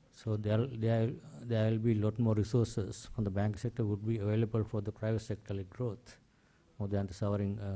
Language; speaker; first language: English; non-native, local second language; Sinhala